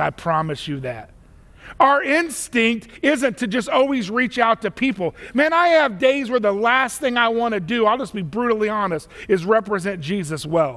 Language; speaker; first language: English; native; English